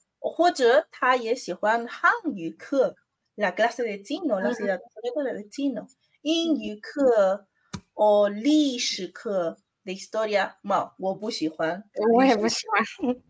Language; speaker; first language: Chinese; non-native, learner; Spanish